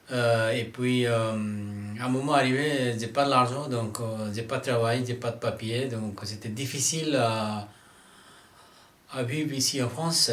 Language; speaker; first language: French; non-native, learner; Bangla